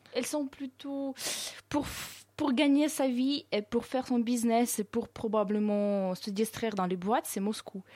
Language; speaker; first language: French; non-native, fluent; Russian